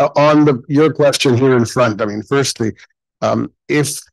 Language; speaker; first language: English; non-native, fluent; Spanish